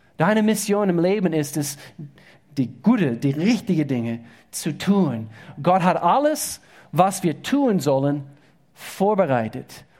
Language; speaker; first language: German; non-native, fluent; English